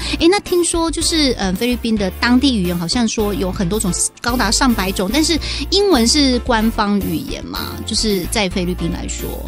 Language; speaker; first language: Chinese; native; Chinese